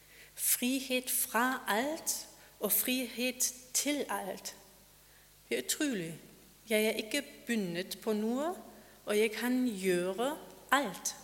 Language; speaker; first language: Norwegian; non-native, fluent; German